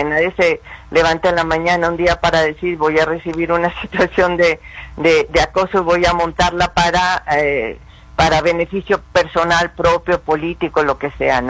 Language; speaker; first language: Spanish; native; Spanish